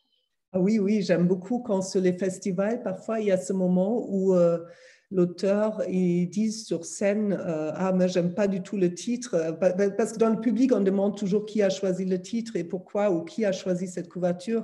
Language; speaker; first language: French; non-native, fluent; German